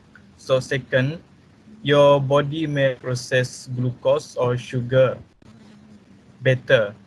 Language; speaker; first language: English; non-native, learner; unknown